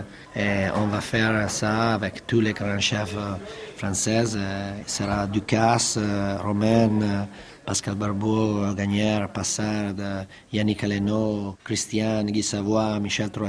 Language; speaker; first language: French; non-native, fluent; Italian